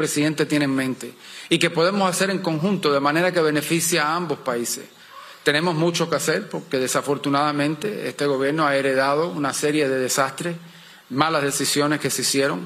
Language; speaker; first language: Spanish; early bilingual, heritage; Spanish